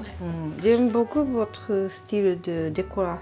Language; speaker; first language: French; non-native, learner; Japanese